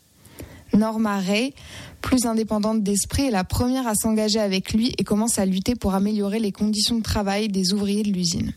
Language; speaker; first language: French; native; French